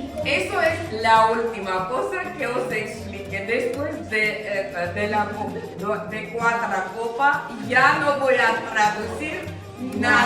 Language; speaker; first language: Spanish; non-native, fluent; Armenian